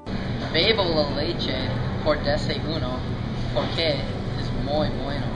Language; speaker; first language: Spanish; non-native, learner; English